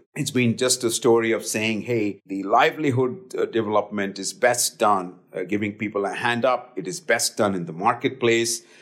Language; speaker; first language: English; non-native, local second language; Hindi